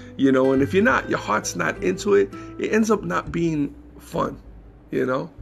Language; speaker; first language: English; native; English